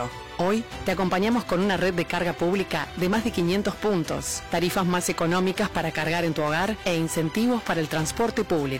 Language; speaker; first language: Spanish; native; Spanish